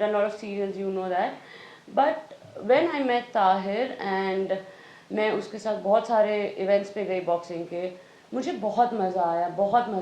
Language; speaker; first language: Hindi; native; Hindi